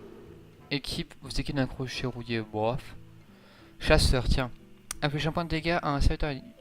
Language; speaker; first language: French; native; French